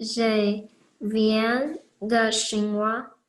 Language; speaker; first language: French; non-native, learner; Chinese